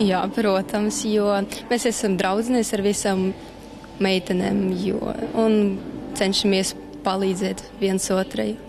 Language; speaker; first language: Latvian; non-native, local second language; Russian